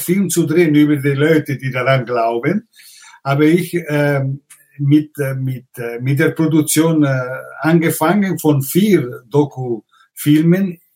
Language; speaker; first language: German; non-native, fluent; Italian